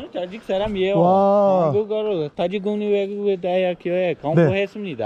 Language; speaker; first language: Korean; non-native, learner; Tajik